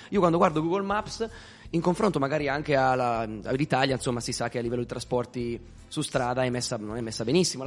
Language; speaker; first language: Italian; native; Italian